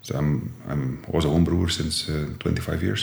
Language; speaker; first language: English; non-native, fluent; Dutch